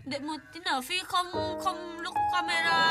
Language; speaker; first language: Vietnamese; non-native, learner; Indonesian